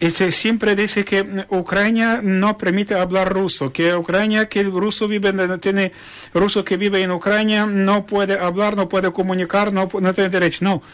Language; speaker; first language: Spanish; non-native, learner; Ukrainian